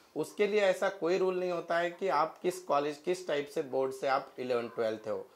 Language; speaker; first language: Hindi; non-native, local second language; Marathi